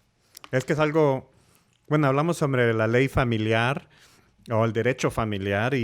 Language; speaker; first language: Spanish; early bilingual, heritage; Spanish